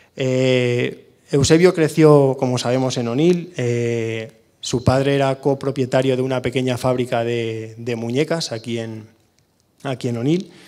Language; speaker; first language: Spanish; non-native, local second language; Catalan